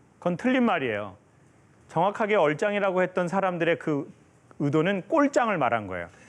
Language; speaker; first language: Korean; native; Korean